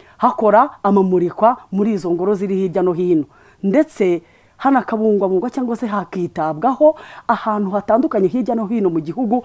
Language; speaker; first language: Kinyarwanda; native; Kinyarwanda